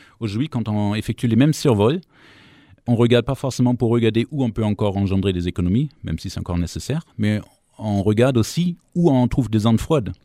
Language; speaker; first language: French; non-native, fluent; German